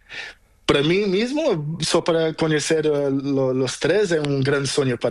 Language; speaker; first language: Spanish; non-native, local second language; Portuguese